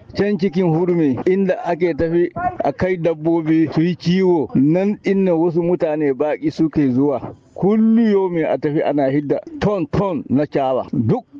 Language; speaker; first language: Hausa; non-native, local second language; Fula